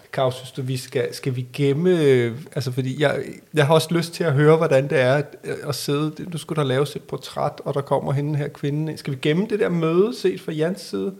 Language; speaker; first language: Danish; native; Danish